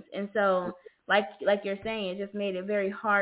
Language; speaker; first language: English; native; English